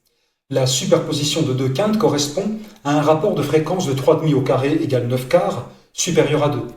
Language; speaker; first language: French; native; French